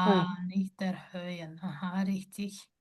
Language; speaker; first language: German; non-native, fluent; Kyrgyz